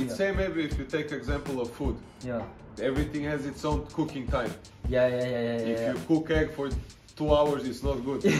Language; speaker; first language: English; non-native, fluent; Serbian